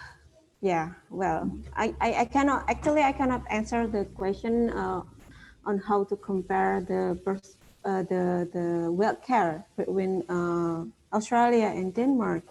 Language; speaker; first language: English; non-native, fluent; Indonesian